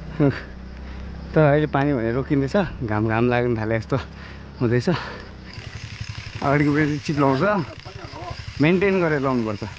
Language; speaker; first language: Nepali; native; Nepali